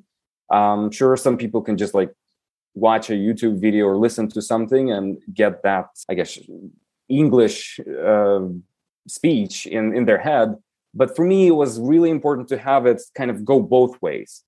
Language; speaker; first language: English; non-native, fluent; Romanian